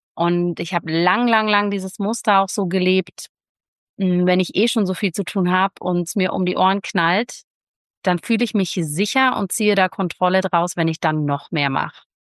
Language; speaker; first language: German; native; German